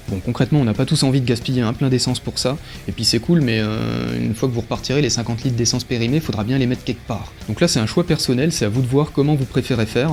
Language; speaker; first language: French; native; French